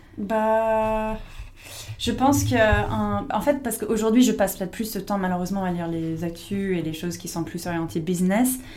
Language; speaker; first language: French; non-native, fluent; English